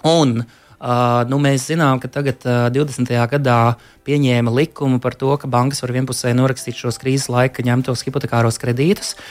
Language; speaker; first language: Latvian; native; Latvian